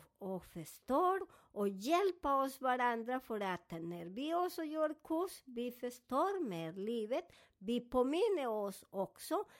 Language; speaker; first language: Swedish; non-native, fluent; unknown